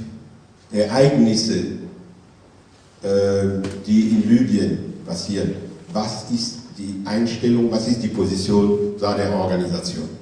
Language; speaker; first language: German; non-native, fluent; French